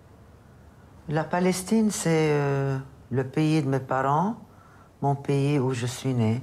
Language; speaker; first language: French; non-native, local second language; Arabic